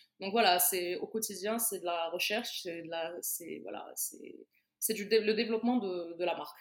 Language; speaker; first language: French; non-native, local second language; Arabic